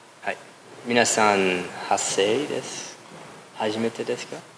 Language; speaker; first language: Japanese; non-native, learner; English